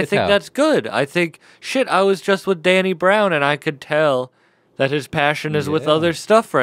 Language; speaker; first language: English; native; English